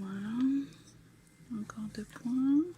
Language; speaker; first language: French; native; French